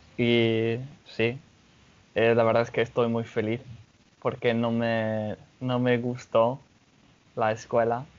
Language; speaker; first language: Spanish; non-native, fluent; English